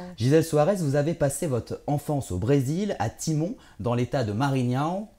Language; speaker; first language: French; native; French